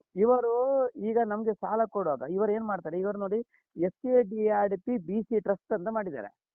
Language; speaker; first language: Kannada; non-native, local second language; Tulu